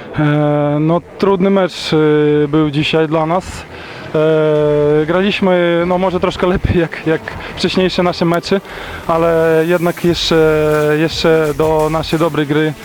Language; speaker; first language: Polish; non-native, fluent; Ukrainian